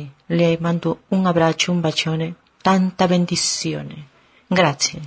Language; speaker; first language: Italian; non-native, learner; Spanish